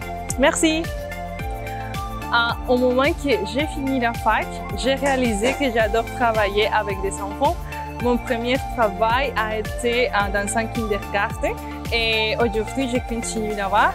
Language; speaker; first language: French; non-native, fluent; Spanish